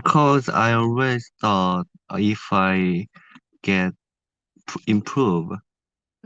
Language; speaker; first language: English; non-native, learner; Korean